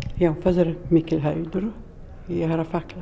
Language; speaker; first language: Icelandic; non-native, learner; Polish